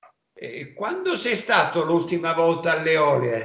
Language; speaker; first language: Italian; native; Italian